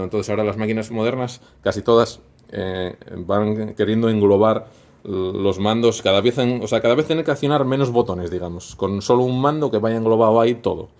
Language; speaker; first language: Spanish; native; Spanish